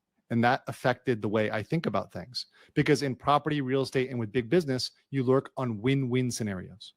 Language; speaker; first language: English; native; English